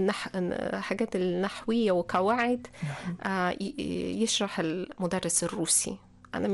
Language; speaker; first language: Arabic; non-native, fluent; Russian